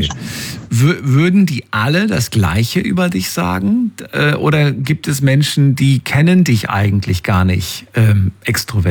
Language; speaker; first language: German; native; German